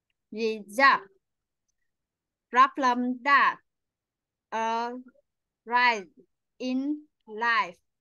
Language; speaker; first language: English; non-native, learner; Vietnamese